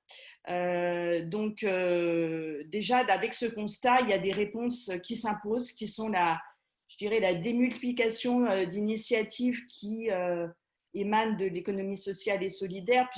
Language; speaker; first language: French; native; French